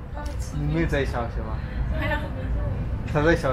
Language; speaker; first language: Chinese; non-native, learner; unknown